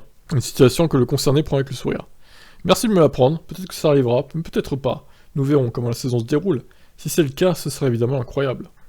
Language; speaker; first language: French; native; French